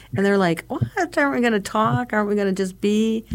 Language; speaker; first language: English; native; English